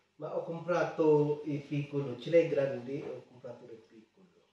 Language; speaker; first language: Italian; non-native, learner; Filipino